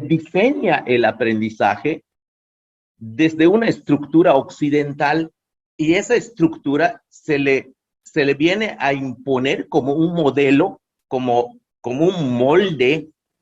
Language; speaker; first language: Spanish; non-native, local second language; Yucateco